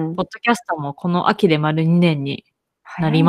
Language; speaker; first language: Japanese; native; Japanese